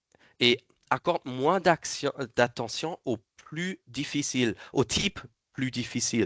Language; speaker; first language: French; non-native, fluent; German